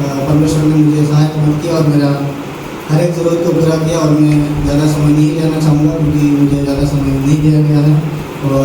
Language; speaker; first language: Hindi; non-native, local second language; Gujarati